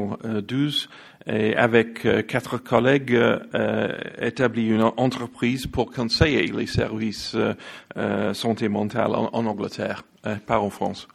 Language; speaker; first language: French; non-native, learner; English